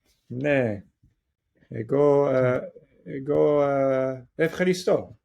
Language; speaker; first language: Greek; non-native, learner; English